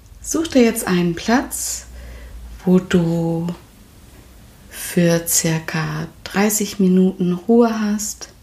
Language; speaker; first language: German; native; German